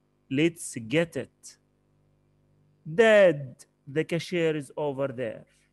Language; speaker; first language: English; non-native, fluent; Arabic